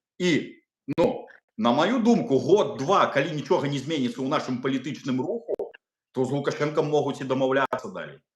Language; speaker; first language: Belarusian; non-native, local second language; Russian